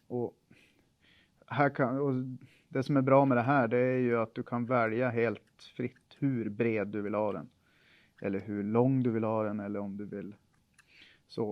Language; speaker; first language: Swedish; native; Swedish